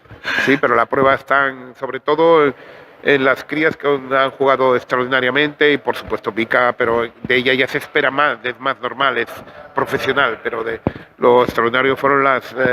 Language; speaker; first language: Spanish; native; Spanish